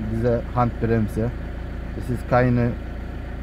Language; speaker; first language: German; non-native, learner; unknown